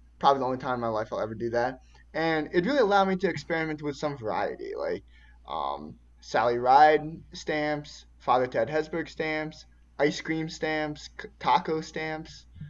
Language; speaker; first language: English; early bilingual, other home language; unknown